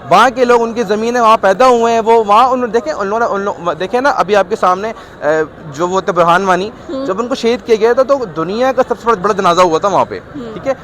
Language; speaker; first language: Urdu; non-native, local second language; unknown